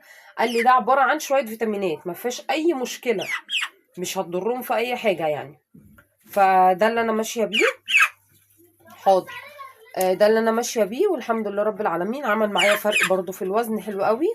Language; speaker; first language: Arabic; native; Arabic